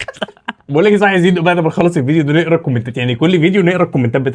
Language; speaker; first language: Arabic; native; Arabic